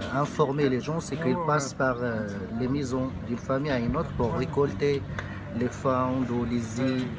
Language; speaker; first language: French; non-native, local second language; Arabic